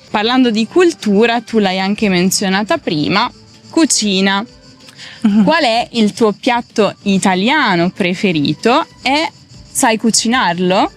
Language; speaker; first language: Italian; native; Italian